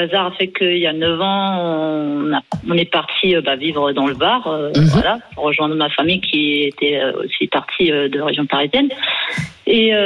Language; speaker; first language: French; native; French